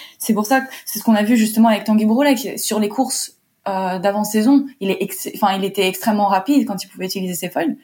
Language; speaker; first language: French; early bilingual, heritage; French